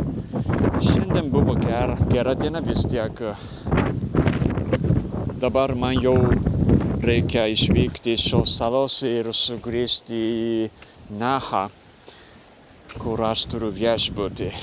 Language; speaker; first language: Lithuanian; non-native, fluent; Japanese